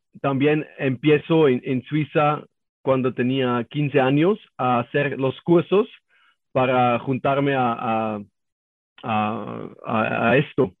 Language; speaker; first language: Spanish; non-native, learner; German